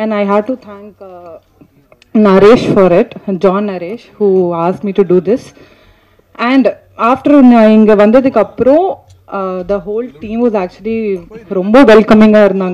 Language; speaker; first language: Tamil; non-native, learner; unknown